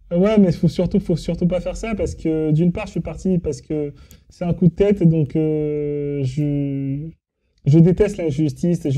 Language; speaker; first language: French; early bilingual, other home language; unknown